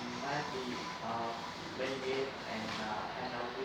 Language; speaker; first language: English; non-native, learner; Vietnamese